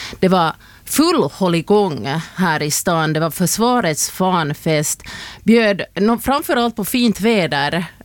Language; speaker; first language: Swedish; native; Swedish